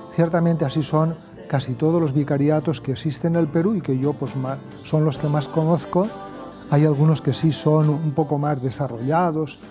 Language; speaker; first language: Spanish; native; Spanish